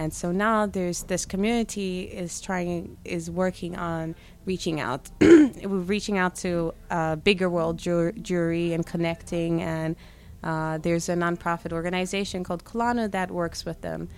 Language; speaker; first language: English; non-native, local second language; Shona